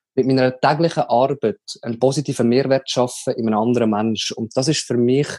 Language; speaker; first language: German; native; German